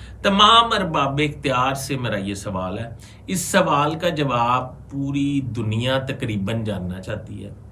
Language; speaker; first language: Urdu; native; Urdu